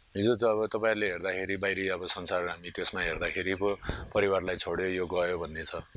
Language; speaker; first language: Nepali; native; Nepali